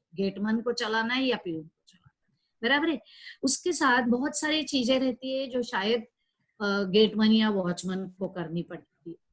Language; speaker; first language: Hindi; non-native, local second language; Marathi